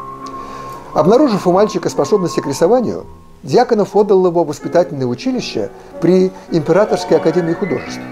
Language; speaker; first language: Russian; native; Russian